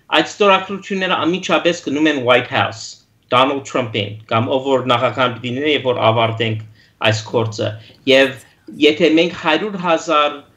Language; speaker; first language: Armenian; early bilingual, heritage; Armenian